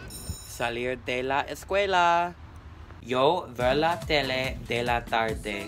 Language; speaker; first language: Spanish; non-native, learner; English